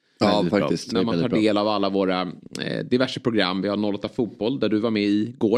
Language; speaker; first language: Swedish; native; Swedish